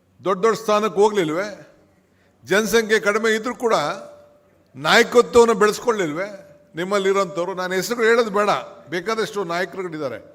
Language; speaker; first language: Kannada; native; Kannada